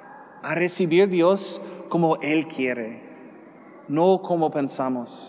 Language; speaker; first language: Spanish; non-native, learner; English